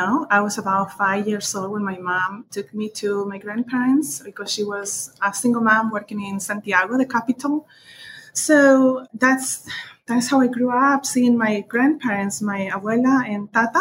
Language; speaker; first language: English; non-native, fluent; Spanish